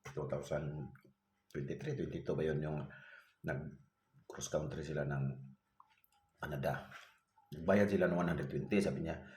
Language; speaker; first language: Filipino; non-native, local second language; Cebuano